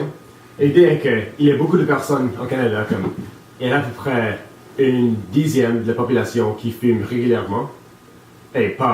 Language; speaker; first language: French; non-native, local second language; English